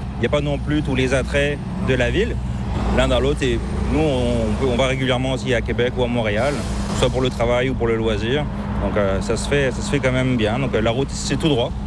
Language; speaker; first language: French; native; French